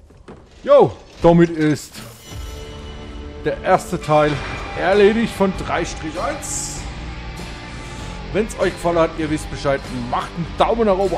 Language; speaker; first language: German; native; German